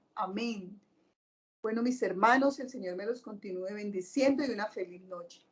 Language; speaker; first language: Spanish; native; Spanish